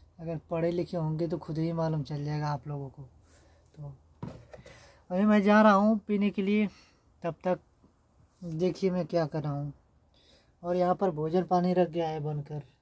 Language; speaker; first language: Hindi; native; Hindi